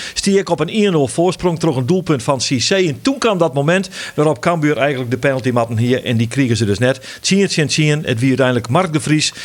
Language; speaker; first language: Dutch; non-native, local second language; Western Frisian